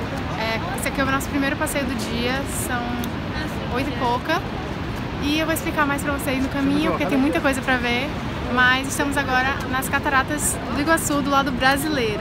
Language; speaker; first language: Portuguese; native; Portuguese